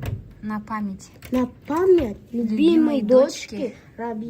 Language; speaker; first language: Russian; non-native, local second language; Kazakh